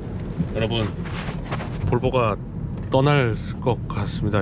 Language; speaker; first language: Korean; native; Korean